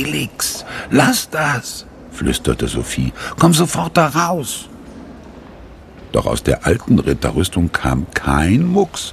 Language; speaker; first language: German; native; German